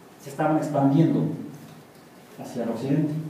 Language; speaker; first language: Spanish; native; Spanish